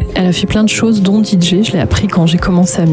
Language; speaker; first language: French; native; French